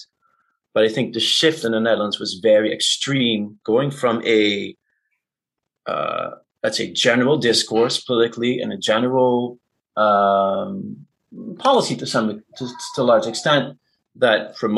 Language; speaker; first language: English; non-native, fluent; Dutch